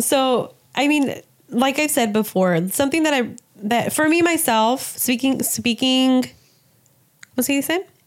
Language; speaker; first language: English; early bilingual, other home language; Spanish